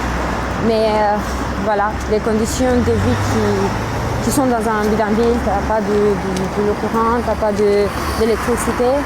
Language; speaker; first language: French; early bilingual, other home language; Romanian